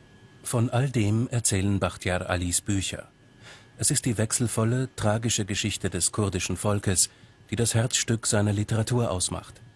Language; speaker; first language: German; native; German